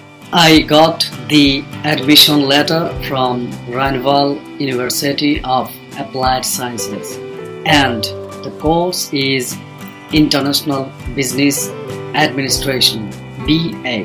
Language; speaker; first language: English; non-native, fluent; Bangla